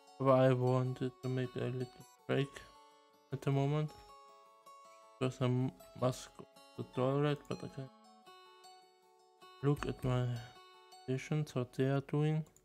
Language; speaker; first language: English; non-native, learner; German